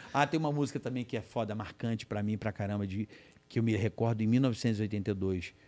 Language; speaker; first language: Portuguese; native; Portuguese